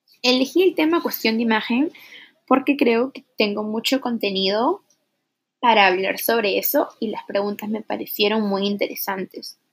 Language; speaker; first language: Spanish; early bilingual, heritage; Spanish